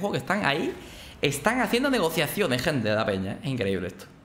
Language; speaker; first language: Spanish; native; Spanish